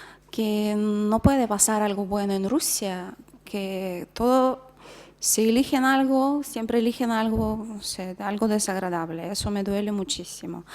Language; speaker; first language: Spanish; non-native, fluent; Russian